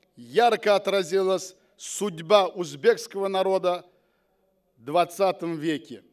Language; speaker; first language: Russian; non-native, local second language; Uzbek